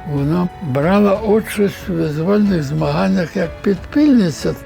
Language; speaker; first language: Ukrainian; native; Ukrainian